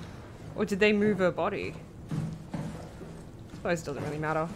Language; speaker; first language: English; native; English